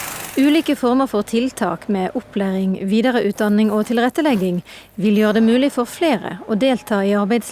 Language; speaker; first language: Norwegian; native; Norwegian